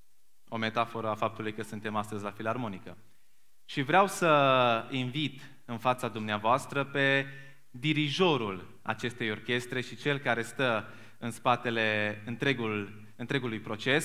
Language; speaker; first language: Romanian; native; Romanian